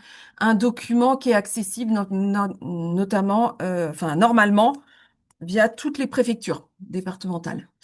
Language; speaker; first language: French; native; French